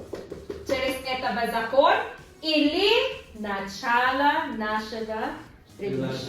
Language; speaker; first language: Russian; non-native, learner; Filipino